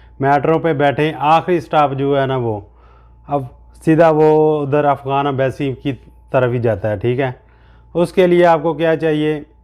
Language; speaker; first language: Urdu; non-native, local second language; Punjabi